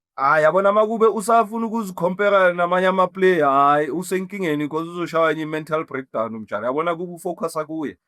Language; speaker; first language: Zulu; non-native, local second language; Southern Sotho